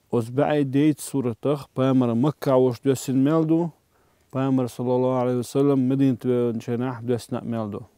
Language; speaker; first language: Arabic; non-native, fluent; Chechen